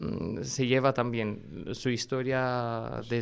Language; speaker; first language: Spanish; non-native, fluent; Armenian